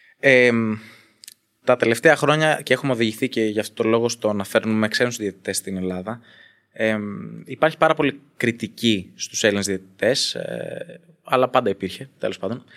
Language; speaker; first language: Greek; native; Greek